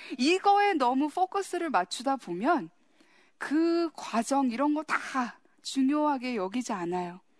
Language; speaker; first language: Korean; early bilingual, heritage; Korean